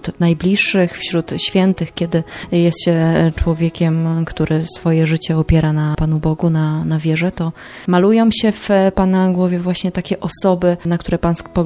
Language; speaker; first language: Polish; native; Polish